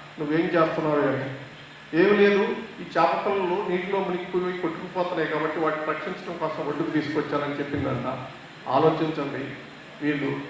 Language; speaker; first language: Telugu; native; Telugu